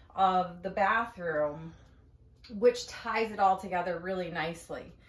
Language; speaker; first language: English; native; English